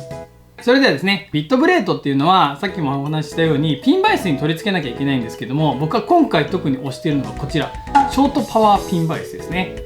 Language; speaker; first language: Japanese; native; Japanese